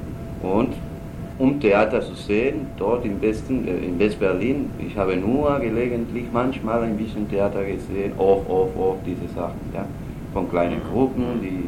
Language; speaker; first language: German; non-native, learner; Spanish